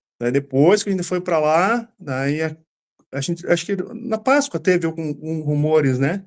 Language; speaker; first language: Portuguese; native; Portuguese